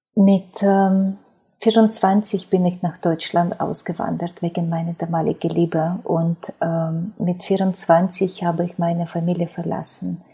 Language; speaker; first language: German; non-native, fluent; Ukrainian